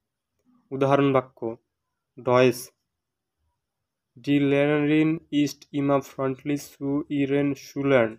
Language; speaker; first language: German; non-native, fluent; Bangla